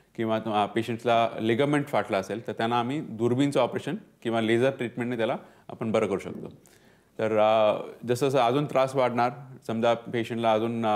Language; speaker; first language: Marathi; non-native, local second language; Punjabi